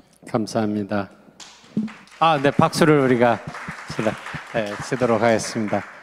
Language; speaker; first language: Korean; native; Korean